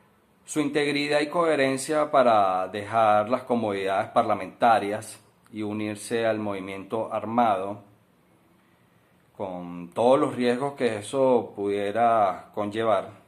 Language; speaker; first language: Spanish; native; Spanish